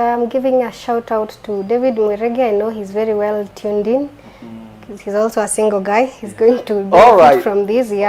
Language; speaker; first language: English; non-native, local second language; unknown